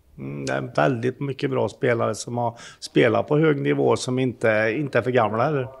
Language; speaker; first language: Swedish; native; Swedish